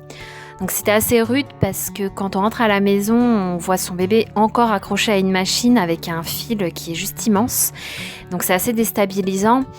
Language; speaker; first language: French; native; French